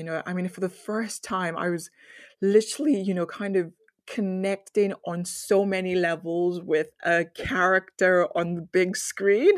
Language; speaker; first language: English; non-native, local second language; Yoruba